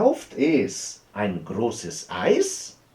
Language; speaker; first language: German; non-native, fluent; Portuguese